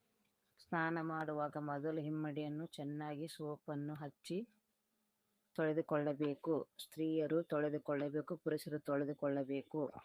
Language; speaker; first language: Kannada; native; Kannada